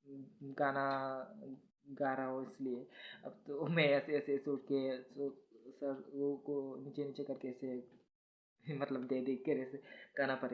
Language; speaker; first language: Hindi; non-native, local second language; Kok Borok